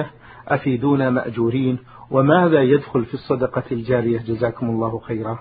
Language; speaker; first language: Arabic; native; Arabic